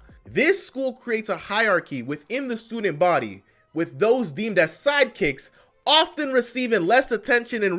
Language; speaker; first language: English; native; English